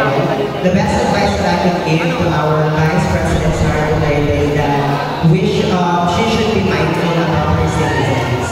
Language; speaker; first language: English; non-native, local second language; Filipino